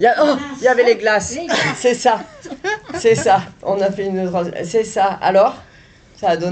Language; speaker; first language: French; native; French